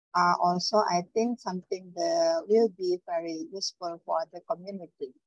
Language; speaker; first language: English; non-native, learner; Indonesian